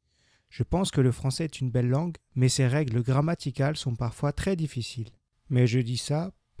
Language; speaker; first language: French; non-native, learner; Spanish